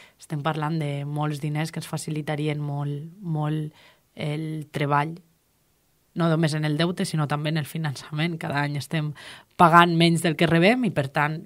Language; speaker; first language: Catalan; native; Catalan